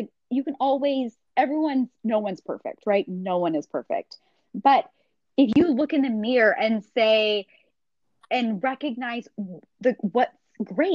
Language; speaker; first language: English; native; English